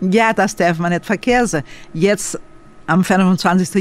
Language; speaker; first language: German; early bilingual, other home language; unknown